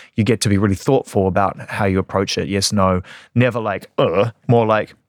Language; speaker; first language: English; native; English